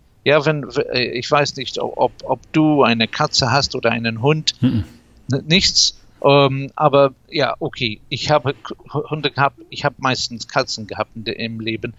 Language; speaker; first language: German; non-native, fluent; English